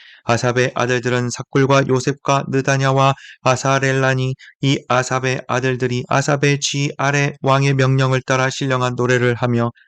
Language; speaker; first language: Korean; native; Korean